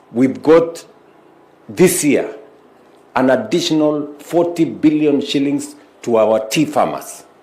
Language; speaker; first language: English; non-native, local second language; Kalenjin